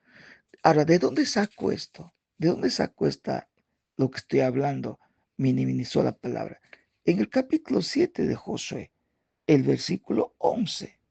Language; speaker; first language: Spanish; native; Spanish